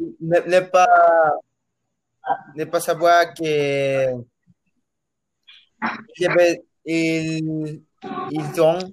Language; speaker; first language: French; non-native, learner; Spanish